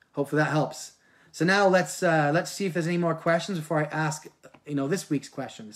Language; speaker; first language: English; native; English